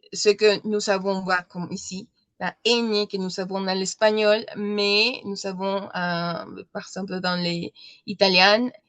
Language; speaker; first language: French; non-native, learner; Spanish